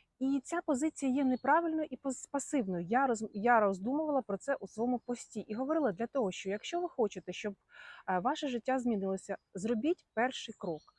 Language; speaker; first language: Ukrainian; non-native, local second language; Russian